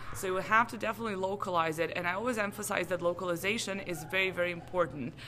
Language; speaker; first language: English; non-native, fluent; Serbian